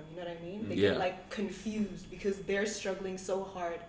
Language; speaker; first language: English; non-native, local second language; Tswana